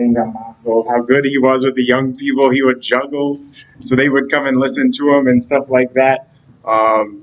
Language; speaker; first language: English; native; English